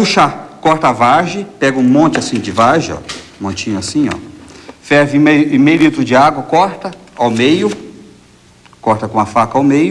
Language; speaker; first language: Portuguese; native; Portuguese